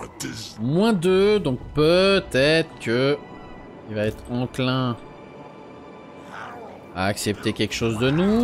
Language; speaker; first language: French; native; French